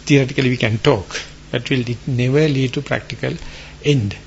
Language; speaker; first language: English; non-native, local second language; Sinhala